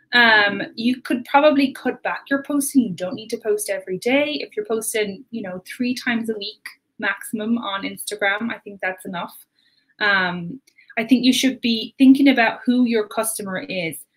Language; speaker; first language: English; native; English